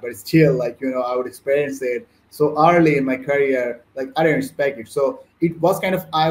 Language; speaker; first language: English; non-native, local second language; Bangla